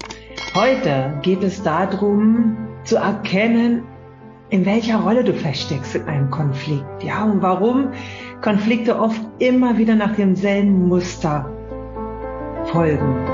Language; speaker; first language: German; native; German